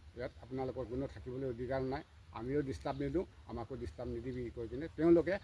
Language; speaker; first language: Assamese; non-native, local second language; Bodo